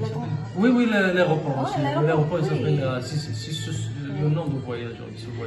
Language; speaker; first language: French; non-native, local second language; Arabic